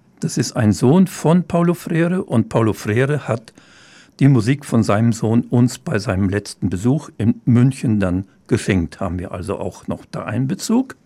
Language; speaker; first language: German; native; German